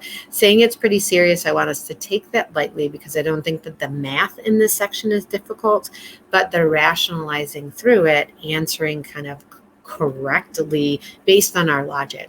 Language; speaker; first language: English; native; English